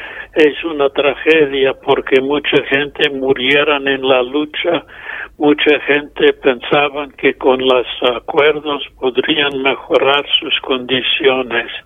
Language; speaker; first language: Spanish; non-native, fluent; English